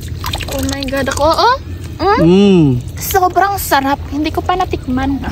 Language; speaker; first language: Filipino; non-native, local second language; Cebuano